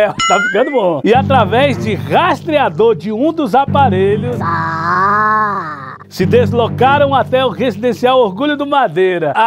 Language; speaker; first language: Portuguese; native; Portuguese